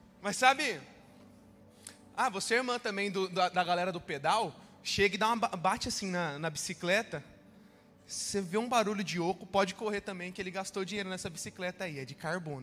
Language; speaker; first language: Portuguese; native; Portuguese